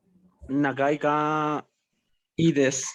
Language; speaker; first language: Japanese; non-native, learner; Spanish